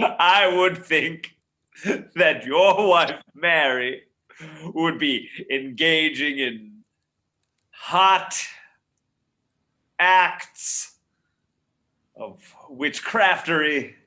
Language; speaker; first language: English; native; English